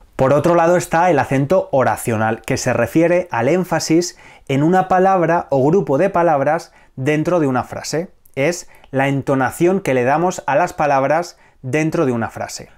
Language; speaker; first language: Spanish; native; Spanish